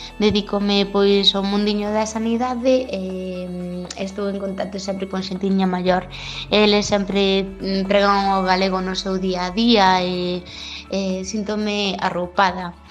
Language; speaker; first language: Galician; non-native, local second language; Spanish